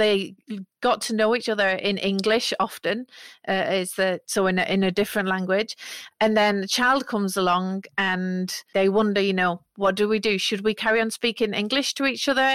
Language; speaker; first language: English; native; English